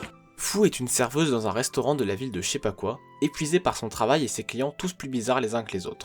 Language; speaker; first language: French; native; French